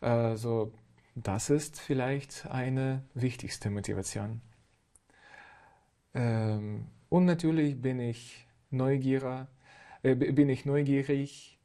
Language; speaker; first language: German; non-native, fluent; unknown